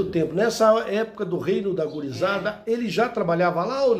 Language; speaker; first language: Portuguese; native; Portuguese